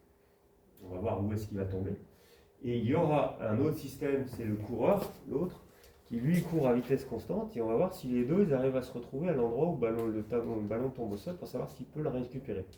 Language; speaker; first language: French; native; French